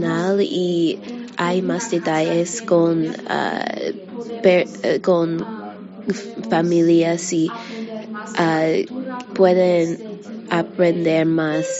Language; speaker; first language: Spanish; early bilingual, heritage; Spanish